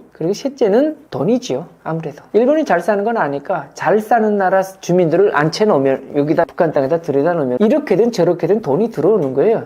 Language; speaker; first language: Korean; native; Korean